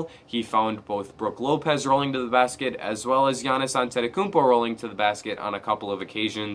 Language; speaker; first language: English; native; English